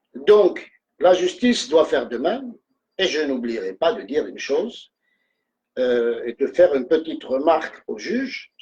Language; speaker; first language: French; non-native, local second language; Arabic